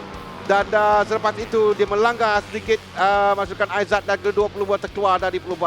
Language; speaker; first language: Malay; native; Malay